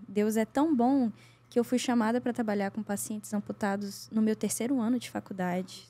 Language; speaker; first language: Portuguese; native; Portuguese